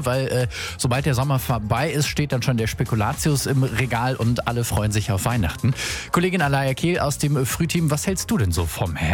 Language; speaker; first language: German; native; German